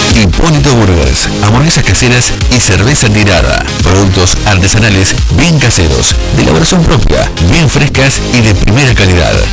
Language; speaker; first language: Spanish; native; Spanish